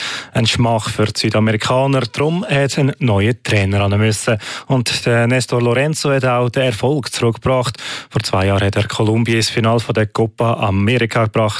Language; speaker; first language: German; native; German